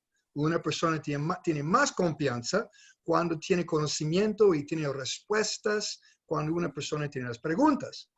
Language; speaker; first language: Spanish; non-native, fluent; English